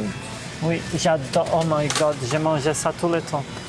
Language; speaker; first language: French; non-native, fluent; Portuguese